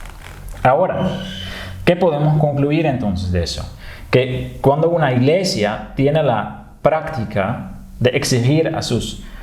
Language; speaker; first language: Spanish; non-native, fluent; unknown